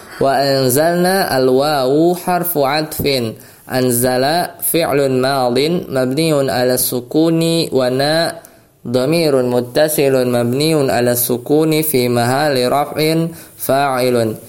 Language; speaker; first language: Arabic; non-native, fluent; Indonesian